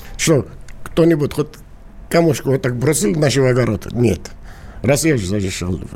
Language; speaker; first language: Russian; non-native, local second language; Georgian